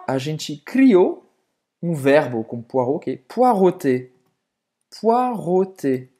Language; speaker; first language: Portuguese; non-native, fluent; French